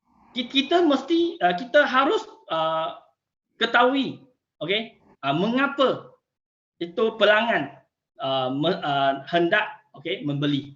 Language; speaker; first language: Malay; non-native, local second language; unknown